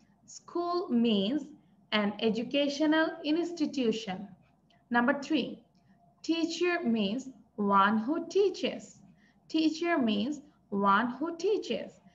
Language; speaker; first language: English; non-native, local second language; Bangla